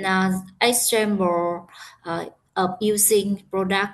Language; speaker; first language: English; non-native, learner; Vietnamese